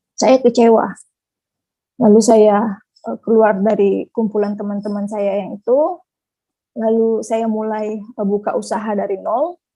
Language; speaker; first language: Indonesian; native; Indonesian